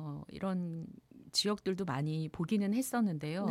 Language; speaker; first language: Korean; native; Korean